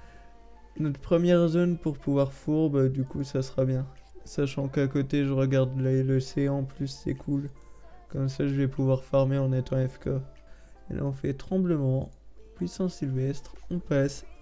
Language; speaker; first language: French; native; French